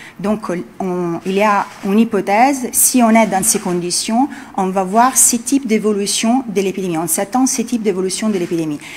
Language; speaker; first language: French; non-native, fluent; Italian